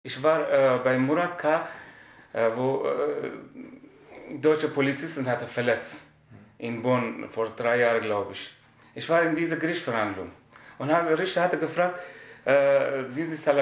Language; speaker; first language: German; non-native, learner; Persian